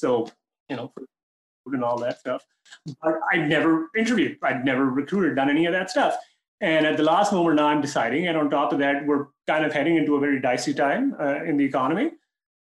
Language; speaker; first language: English; non-native, local second language; Urdu